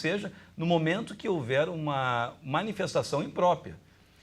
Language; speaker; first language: Portuguese; native; Portuguese